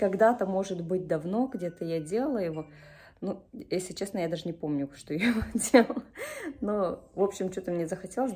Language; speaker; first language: Russian; native; Russian